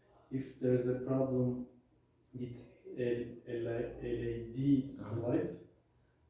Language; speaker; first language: English; non-native, learner; Turkish